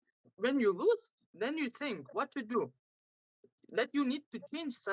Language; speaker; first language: English; non-native, learner; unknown